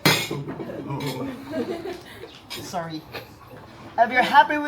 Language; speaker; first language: English; non-native, learner; Thai